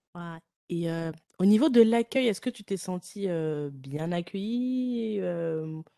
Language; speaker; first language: French; native; French